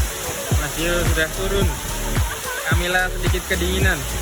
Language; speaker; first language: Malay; non-native, local second language; Javanese